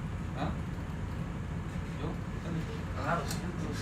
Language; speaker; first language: Spanish; native; Spanish